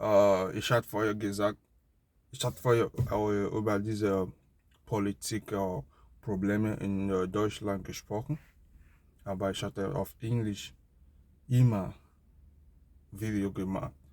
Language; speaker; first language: German; non-native, learner; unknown